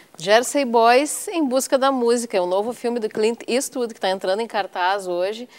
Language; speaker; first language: Portuguese; native; Portuguese